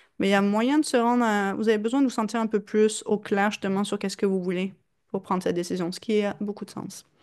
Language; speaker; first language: French; native; French